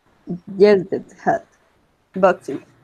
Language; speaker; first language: English; non-native, learner; Spanish